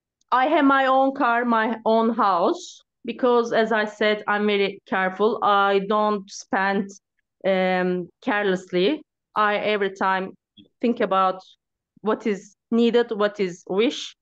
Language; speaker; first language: English; non-native, learner; Turkish